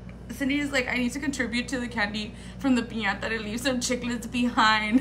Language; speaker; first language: English; early bilingual, other home language; Spanish